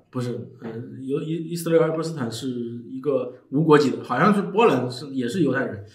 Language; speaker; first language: Chinese; native; Chinese